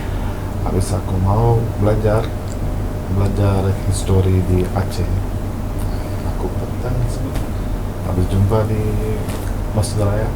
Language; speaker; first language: Indonesian; non-native, local second language; Malayalam